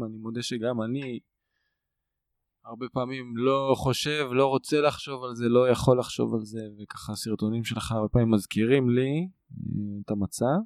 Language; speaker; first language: Hebrew; native; Hebrew